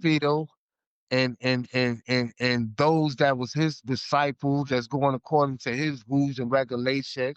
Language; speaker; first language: English; native; English